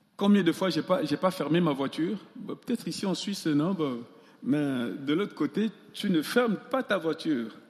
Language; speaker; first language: French; non-native, local second language; Sango